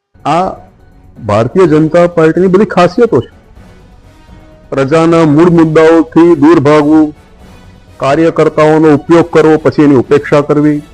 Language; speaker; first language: Gujarati; native; Gujarati